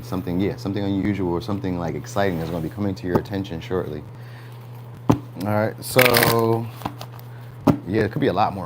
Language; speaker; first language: English; native; English